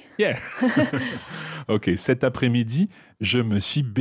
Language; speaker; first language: French; non-native, fluent; English